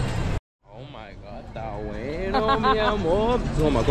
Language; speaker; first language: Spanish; non-native, learner; English